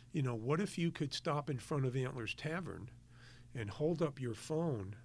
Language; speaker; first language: English; native; English